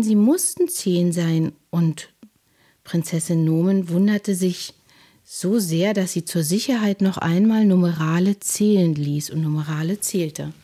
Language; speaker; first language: German; native; German